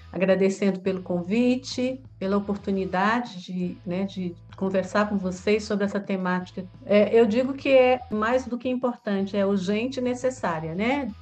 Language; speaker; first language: Portuguese; native; Portuguese